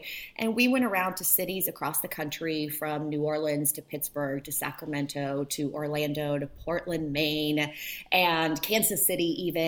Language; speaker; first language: English; early bilingual, other home language; Polish